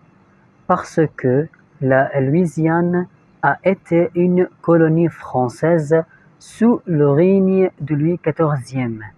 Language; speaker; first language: French; non-native, fluent; Arabic